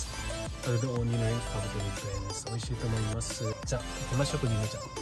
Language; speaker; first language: Japanese; non-native, learner; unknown